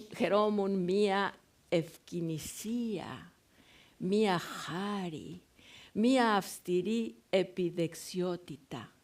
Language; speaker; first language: Greek; non-native, fluent; Spanish